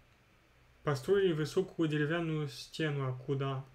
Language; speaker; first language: Russian; non-native, fluent; French